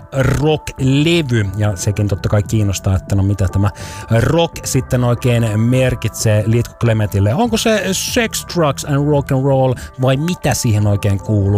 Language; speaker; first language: Finnish; native; Finnish